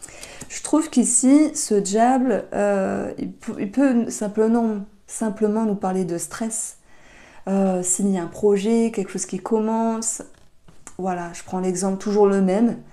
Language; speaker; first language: French; native; French